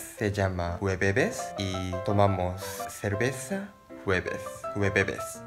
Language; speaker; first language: Spanish; non-native, learner; Japanese